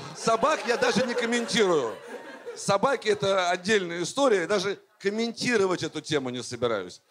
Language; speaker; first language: Russian; native; Russian